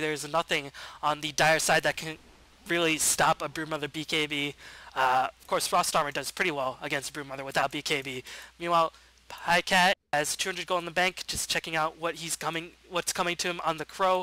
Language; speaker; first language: English; native; English